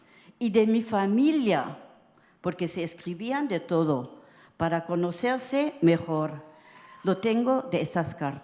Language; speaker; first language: Spanish; early bilingual, heritage; Spanish